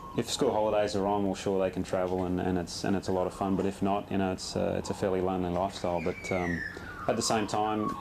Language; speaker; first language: English; native; English